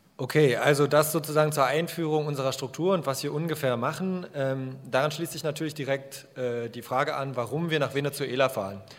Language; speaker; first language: German; native; German